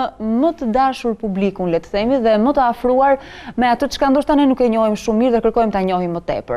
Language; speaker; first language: Albanian; native; Albanian